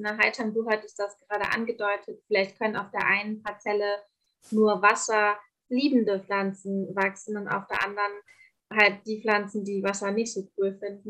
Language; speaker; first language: German; native; German